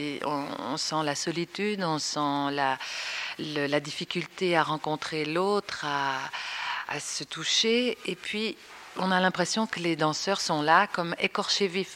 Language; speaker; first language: French; native; French